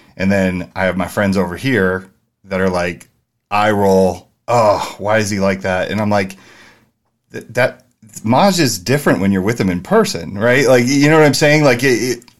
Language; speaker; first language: English; native; English